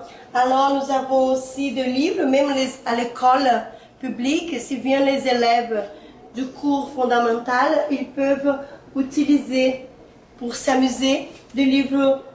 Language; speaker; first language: French; non-native, fluent; Portuguese